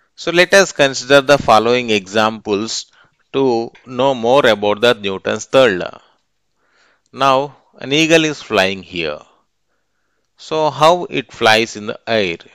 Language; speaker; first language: English; non-native, local second language; Telugu